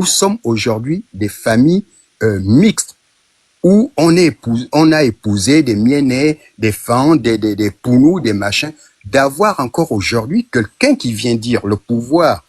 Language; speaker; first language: French; non-native, local second language; Fang